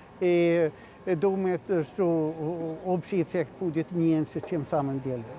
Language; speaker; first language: Russian; non-native, fluent; Swedish